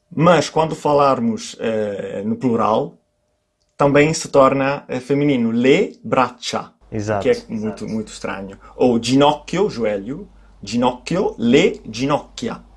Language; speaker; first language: Portuguese; non-native, fluent; Italian